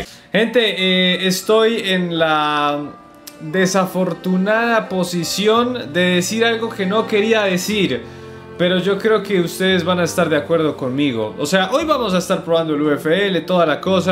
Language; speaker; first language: Spanish; native; Spanish